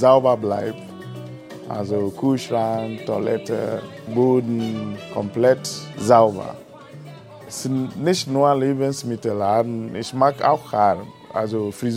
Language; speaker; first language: German; non-native, fluent; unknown